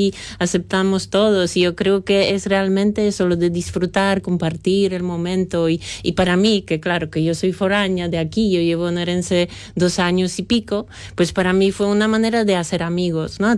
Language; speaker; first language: Spanish; non-native, fluent; Polish